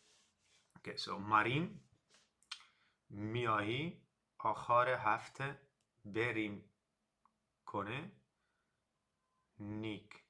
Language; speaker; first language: Persian; non-native, learner; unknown